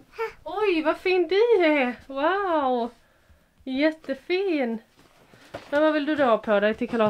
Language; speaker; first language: Swedish; native; Swedish